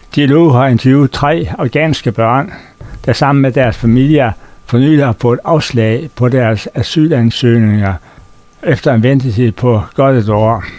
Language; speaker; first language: Danish; native; Danish